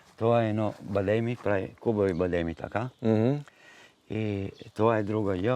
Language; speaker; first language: Bulgarian; non-native, learner; Italian